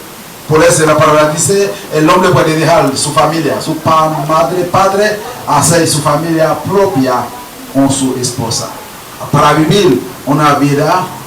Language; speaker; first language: Spanish; non-native, learner; Haitian Creole